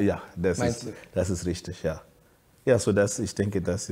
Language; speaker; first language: German; non-native, learner; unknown